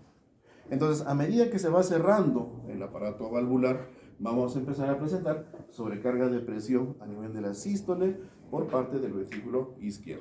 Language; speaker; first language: Spanish; native; Spanish